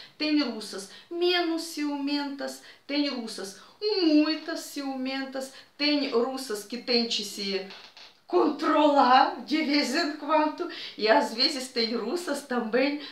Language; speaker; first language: Portuguese; non-native, fluent; Russian